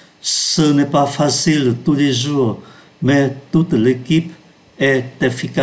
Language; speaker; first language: French; non-native, fluent; Vietnamese